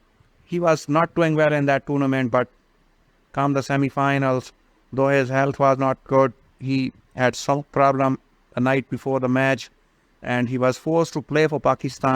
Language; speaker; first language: English; non-native, local second language; Urdu